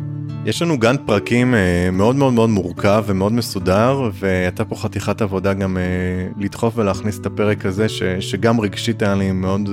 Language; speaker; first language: Hebrew; native; Hebrew